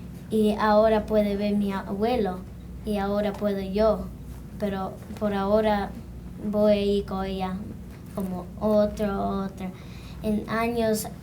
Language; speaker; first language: Spanish; early bilingual, heritage; Spanish